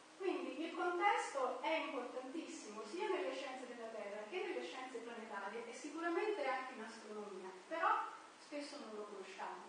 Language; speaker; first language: Italian; native; Italian